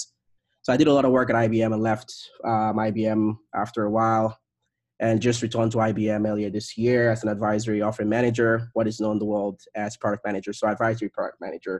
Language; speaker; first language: English; non-native, local second language; Igbo